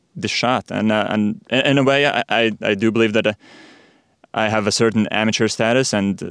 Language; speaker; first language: English; non-native, fluent; Latvian